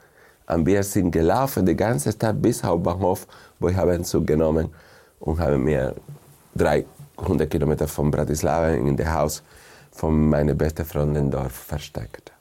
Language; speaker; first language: German; non-native, fluent; Spanish